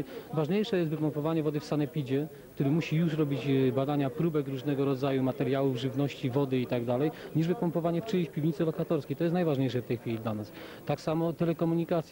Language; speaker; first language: Polish; native; Polish